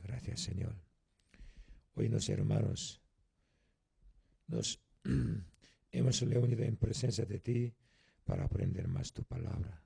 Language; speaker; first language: Spanish; non-native, learner; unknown